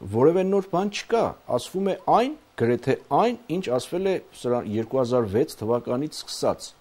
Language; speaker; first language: Armenian; native; Armenian